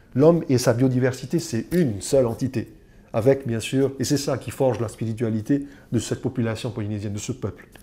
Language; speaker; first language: French; native; French